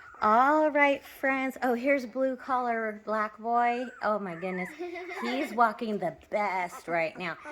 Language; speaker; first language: English; native; English